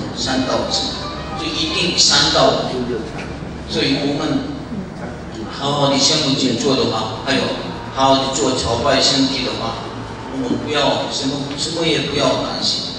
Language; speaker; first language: Chinese; non-native, learner; Korean